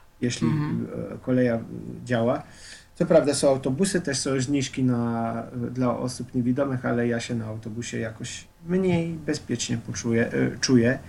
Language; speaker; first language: Polish; non-native, fluent; Slovenian